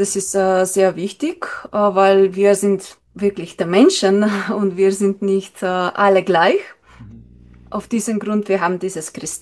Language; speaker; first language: German; non-native, learner; Slovenian